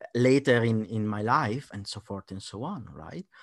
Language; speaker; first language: English; non-native, fluent; Italian